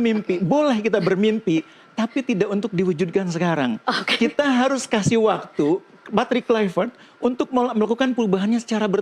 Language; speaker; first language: Indonesian; native; Indonesian